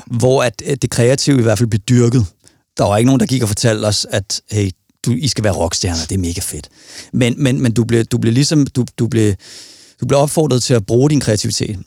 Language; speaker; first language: Danish; native; Danish